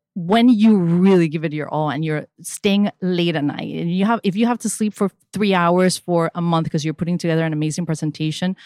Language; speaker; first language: English; early bilingual, other home language; Spanish